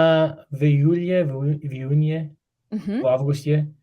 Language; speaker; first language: Russian; non-native, learner; English